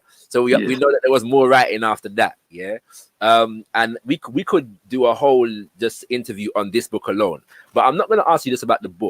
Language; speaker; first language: English; native; English